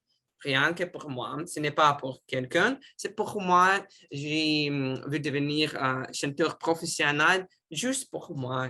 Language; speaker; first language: French; non-native, learner; Russian